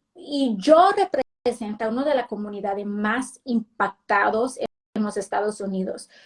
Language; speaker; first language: Spanish; early bilingual, heritage; Spanish